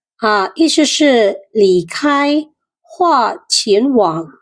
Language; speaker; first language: Chinese; non-native, fluent; Khmer